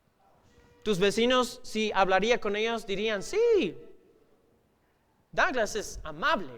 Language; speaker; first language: Spanish; non-native, fluent; English